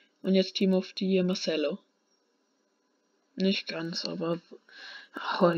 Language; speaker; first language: German; native; German